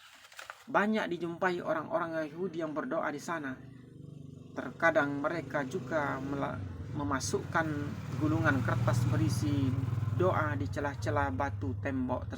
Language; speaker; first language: Indonesian; native; Indonesian